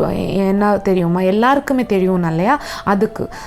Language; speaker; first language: Tamil; non-native, learner; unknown